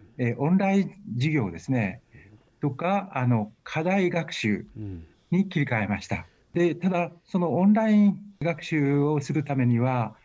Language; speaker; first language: Japanese; native; Japanese